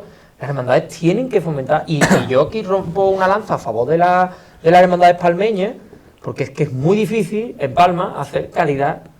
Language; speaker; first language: Spanish; native; Spanish